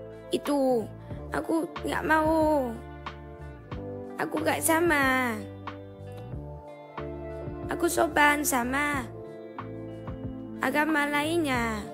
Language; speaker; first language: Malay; non-native, learner; Vietnamese